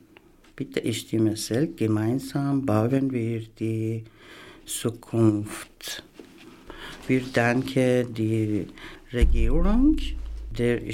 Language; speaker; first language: German; non-native, learner; Persian